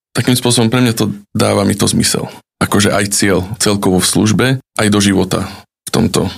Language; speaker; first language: Slovak; native; Slovak